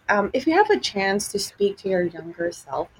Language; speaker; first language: English; non-native, local second language; Filipino